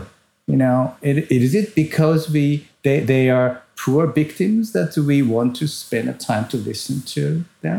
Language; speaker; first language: English; non-native, fluent; Japanese